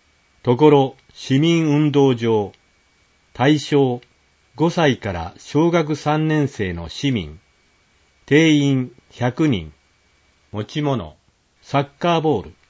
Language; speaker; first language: Japanese; native; Japanese